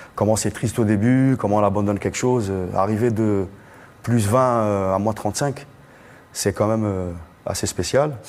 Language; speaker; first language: French; non-native, local second language; Arabic